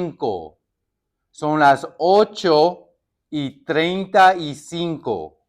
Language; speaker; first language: Spanish; non-native, fluent; English